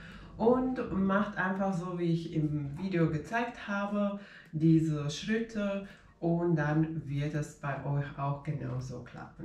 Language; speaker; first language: German; non-native, fluent; Finnish